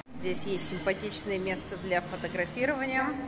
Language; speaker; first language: Russian; native; Russian